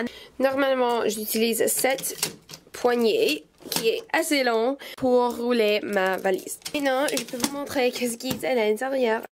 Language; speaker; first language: French; non-native, fluent; English